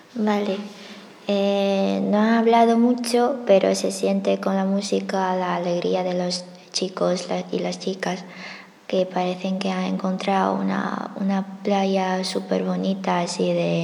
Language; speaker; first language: Spanish; non-native, fluent; Chinese